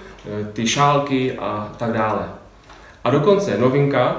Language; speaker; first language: Czech; native; Czech